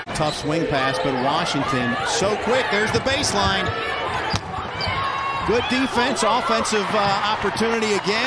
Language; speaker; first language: English; native; English